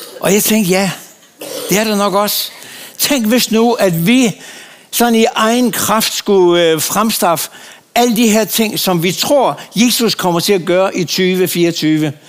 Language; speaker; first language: Danish; native; Danish